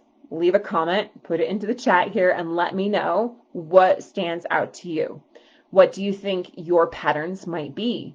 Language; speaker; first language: English; native; English